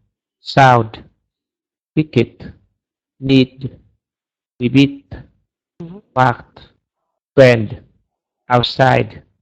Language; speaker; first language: English; non-native, learner; Vietnamese